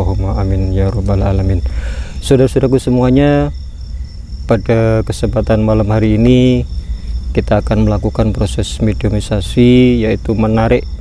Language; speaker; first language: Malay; non-native, local second language; Javanese